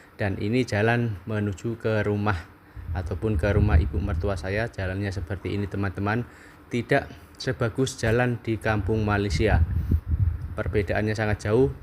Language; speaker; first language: Indonesian; native; Indonesian